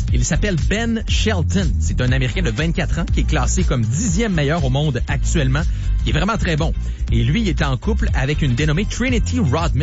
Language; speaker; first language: French; native; French